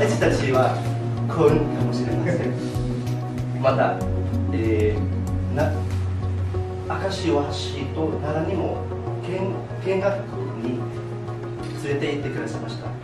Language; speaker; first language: Japanese; non-native, fluent; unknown